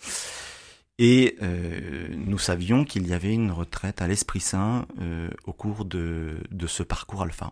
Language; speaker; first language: French; native; French